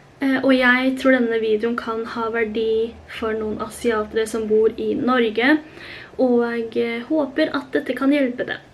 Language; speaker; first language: Norwegian; early bilingual, other home language; Korean